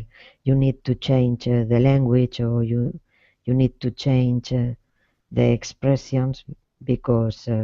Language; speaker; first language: English; non-native, learner; Spanish